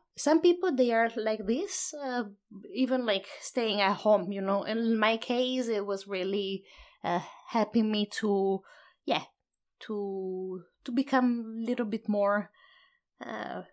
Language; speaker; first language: English; non-native, fluent; Italian